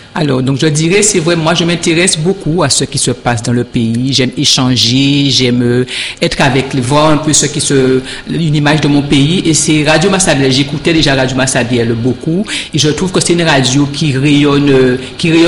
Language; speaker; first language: French; native; French